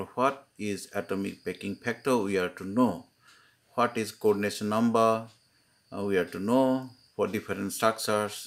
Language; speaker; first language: English; non-native, local second language; Assamese